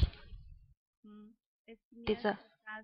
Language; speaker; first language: German; non-native, learner; Chinese